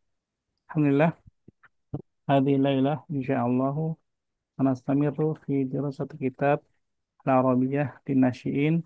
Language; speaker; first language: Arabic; non-native, learner; Indonesian